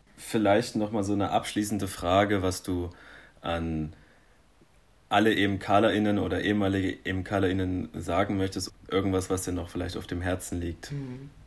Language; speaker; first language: German; native; German